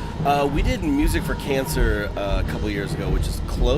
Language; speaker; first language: English; native; English